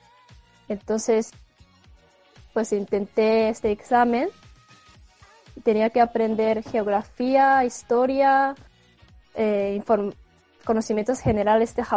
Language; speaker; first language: Spanish; non-native, fluent; Japanese